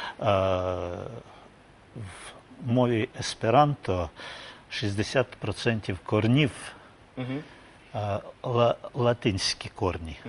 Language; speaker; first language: Ukrainian; non-native, local second language; Russian